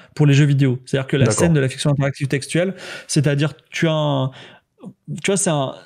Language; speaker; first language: French; native; French